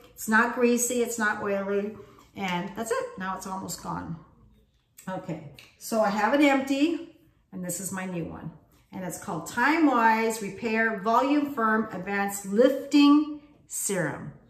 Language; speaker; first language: English; native; English